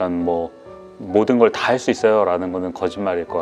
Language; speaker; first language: Korean; native; Korean